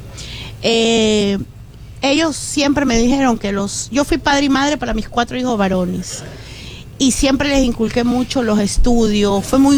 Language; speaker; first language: Spanish; native; Spanish